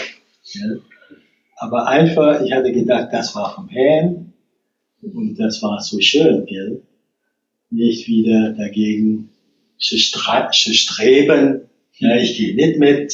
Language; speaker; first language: German; non-native, fluent; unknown